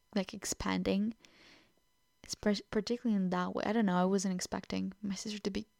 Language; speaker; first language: English; non-native, fluent; Portuguese